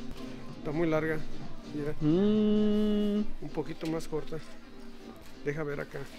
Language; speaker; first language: Spanish; native; Spanish